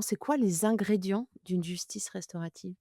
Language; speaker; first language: French; native; French